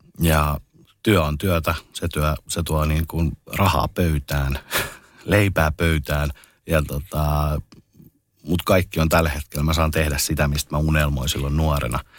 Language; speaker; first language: Finnish; native; Finnish